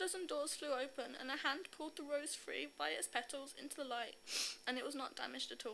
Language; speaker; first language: English; native; English